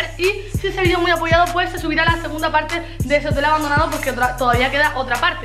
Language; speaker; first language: Spanish; native; Spanish